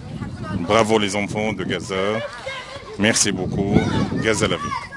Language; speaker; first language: French; non-native, fluent; Arabic